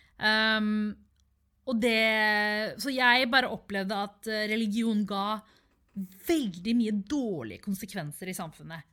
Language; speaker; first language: Norwegian; early bilingual, other home language; Tamil